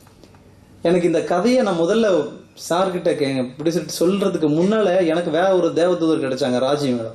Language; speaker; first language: Tamil; native; Tamil